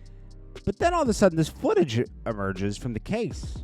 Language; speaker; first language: English; native; English